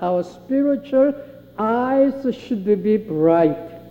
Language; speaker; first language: English; non-native, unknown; Korean